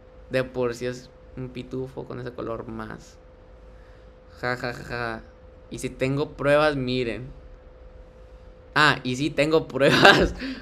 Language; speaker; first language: Spanish; early bilingual, heritage; Spanish